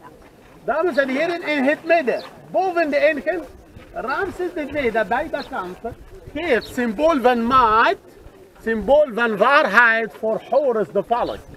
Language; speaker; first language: Dutch; non-native, learner; Arabic